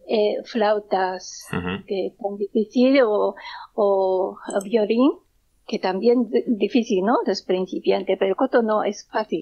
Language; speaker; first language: Spanish; non-native, learner; Japanese